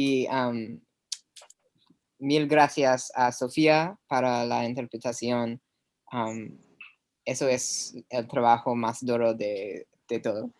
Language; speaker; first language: Spanish; non-native, learner; English